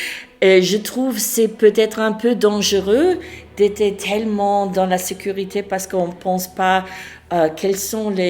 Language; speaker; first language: French; non-native, fluent; English